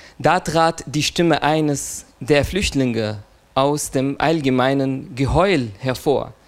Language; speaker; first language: German; non-native, fluent; Arabic